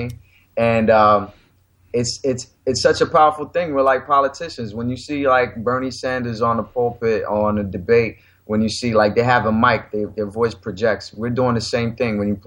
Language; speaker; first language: English; native; English